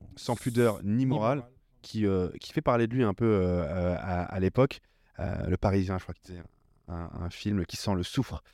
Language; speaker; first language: French; native; French